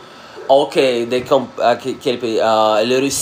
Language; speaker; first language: French; non-native, learner; Russian